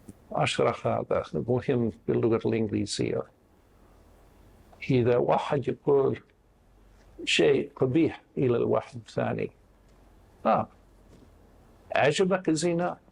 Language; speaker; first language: Arabic; non-native, fluent; English